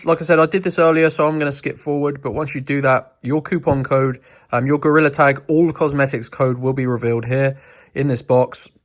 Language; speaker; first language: English; native; English